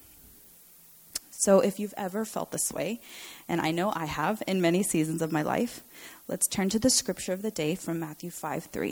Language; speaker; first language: English; native; English